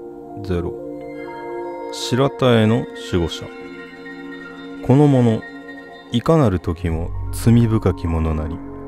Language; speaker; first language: Japanese; native; Japanese